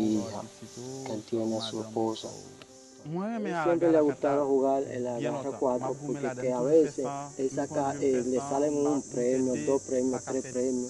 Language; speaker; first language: Spanish; non-native, learner; Haitian Creole